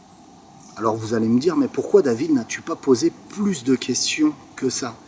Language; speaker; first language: French; native; French